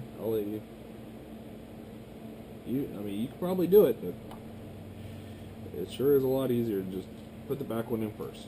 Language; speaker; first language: English; native; English